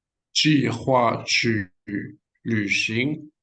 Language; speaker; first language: Chinese; non-native, learner; Spanish